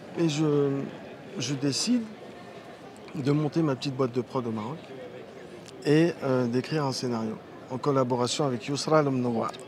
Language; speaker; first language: French; early bilingual, other home language; Riffian